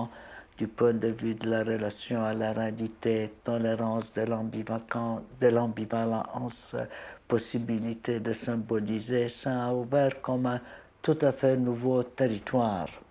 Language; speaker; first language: French; non-native, fluent; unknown